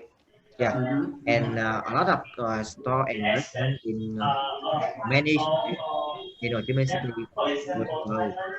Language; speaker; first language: English; non-native, learner; Vietnamese